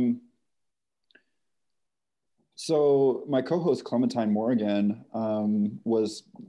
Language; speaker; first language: English; native; English